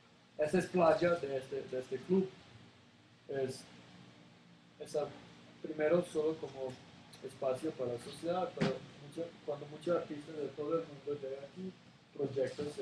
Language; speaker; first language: Spanish; non-native, learner; Serbian